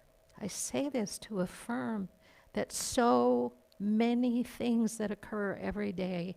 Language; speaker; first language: English; native; English